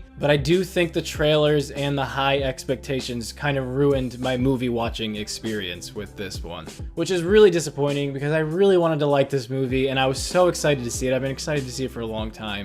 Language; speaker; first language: English; native; English